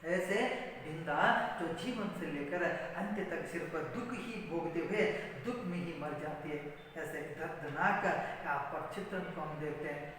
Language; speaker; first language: Hindi; non-native, local second language; Kannada